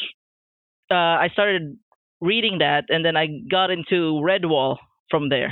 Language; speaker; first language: English; non-native, local second language; Filipino